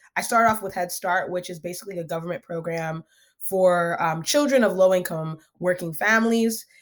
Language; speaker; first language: English; early bilingual, other home language; Akan